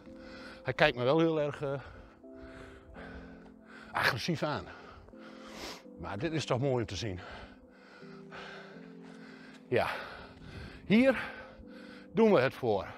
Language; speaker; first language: Dutch; native; Dutch